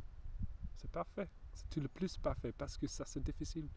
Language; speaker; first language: French; non-native, learner; English